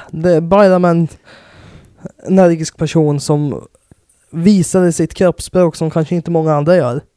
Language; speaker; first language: Swedish; native; Swedish